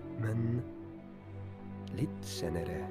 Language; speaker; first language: Norwegian; non-native, fluent; Polish